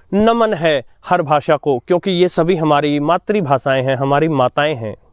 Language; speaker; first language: Hindi; native; Hindi